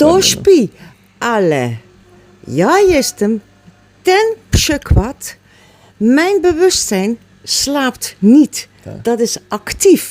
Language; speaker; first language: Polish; non-native, learner; Dutch